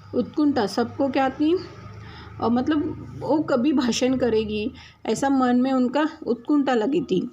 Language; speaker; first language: Hindi; non-native, local second language; Marathi